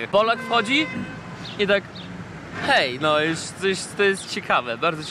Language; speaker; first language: Polish; non-native, fluent; Russian